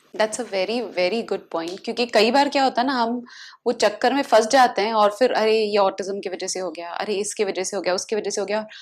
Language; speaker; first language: Hindi; native; Hindi